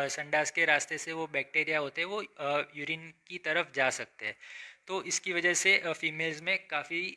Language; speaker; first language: Hindi; non-native, local second language; Gujarati